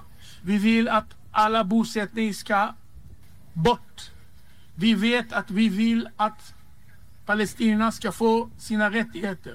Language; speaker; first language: Swedish; non-native, fluent; Hebrew